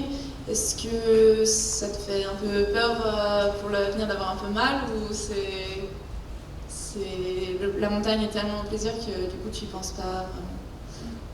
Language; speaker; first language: French; native; French